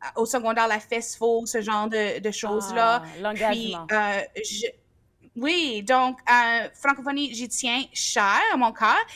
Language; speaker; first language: French; native; French